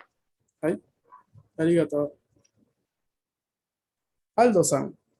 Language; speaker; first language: Japanese; non-native, fluent; Spanish